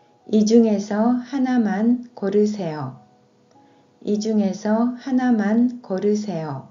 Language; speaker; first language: Korean; non-native, fluent; Japanese